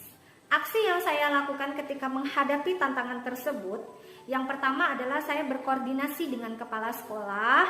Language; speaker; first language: Indonesian; native; Indonesian